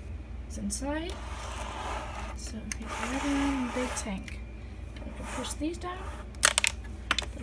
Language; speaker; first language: English; native; English